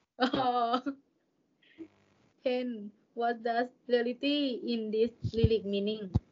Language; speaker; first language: English; non-native, learner; Thai